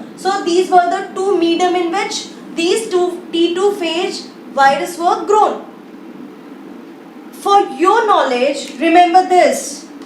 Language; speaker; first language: English; non-native, local second language; Hindi